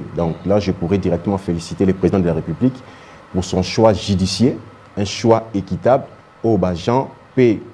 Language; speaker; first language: French; non-native, local second language; Lingala